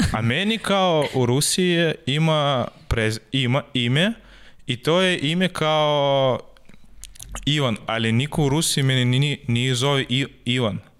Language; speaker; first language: Serbian; non-native, learner; Russian